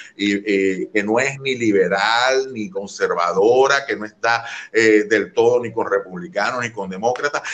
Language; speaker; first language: Spanish; native; Spanish